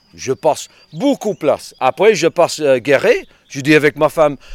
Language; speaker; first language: French; non-native, fluent; English